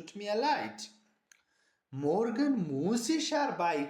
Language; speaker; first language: German; non-native, learner; Urdu